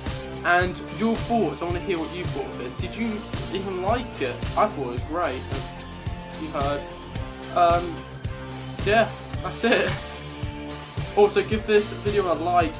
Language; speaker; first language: English; native; English